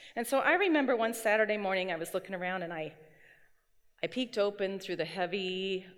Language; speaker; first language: English; native; English